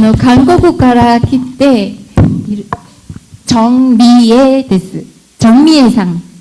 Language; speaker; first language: Japanese; non-native, learner; Korean